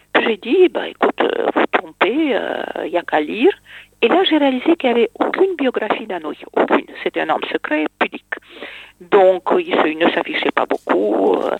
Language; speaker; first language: French; non-native, fluent; Romanian